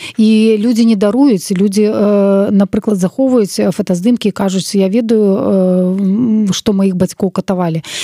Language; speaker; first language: Belarusian; non-native, local second language; Russian